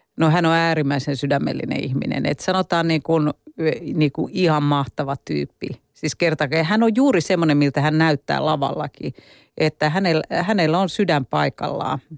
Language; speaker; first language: Finnish; native; Finnish